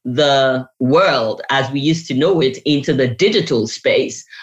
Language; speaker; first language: English; non-native, local second language; Yoruba